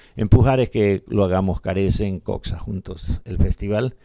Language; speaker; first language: Spanish; native; Spanish